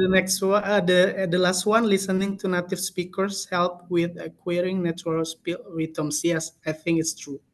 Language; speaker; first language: English; non-native, learner; Indonesian